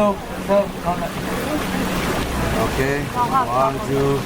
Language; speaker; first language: English; non-native, learner; Indonesian